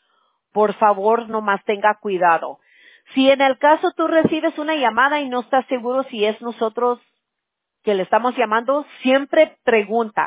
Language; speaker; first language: Spanish; early bilingual, heritage; Spanish